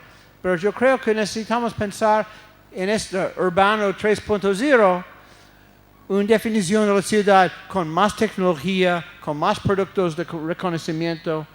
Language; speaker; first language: Spanish; non-native, fluent; English